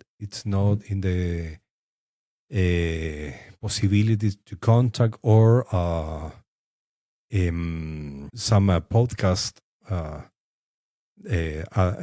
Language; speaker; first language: English; non-native, fluent; Spanish